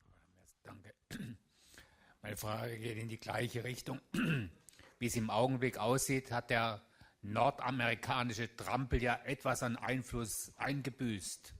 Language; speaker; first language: German; native; German